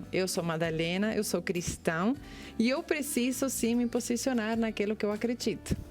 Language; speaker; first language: Portuguese; non-native, fluent; Spanish